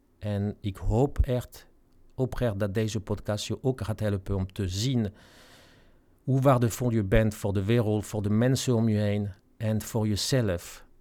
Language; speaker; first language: Dutch; non-native, fluent; French